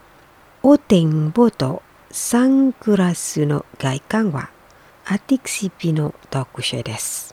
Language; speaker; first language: Japanese; non-native, fluent; Indonesian